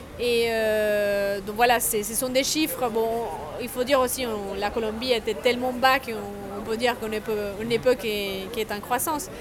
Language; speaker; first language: French; non-native, fluent; Spanish